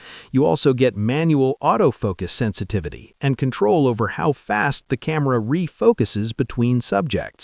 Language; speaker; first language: English; native; English